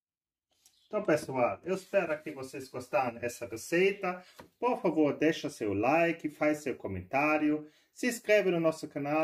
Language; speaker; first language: Portuguese; non-native, fluent; German